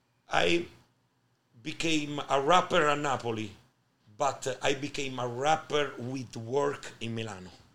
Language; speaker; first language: English; non-native, learner; Italian